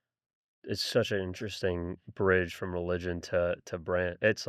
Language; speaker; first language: English; native; English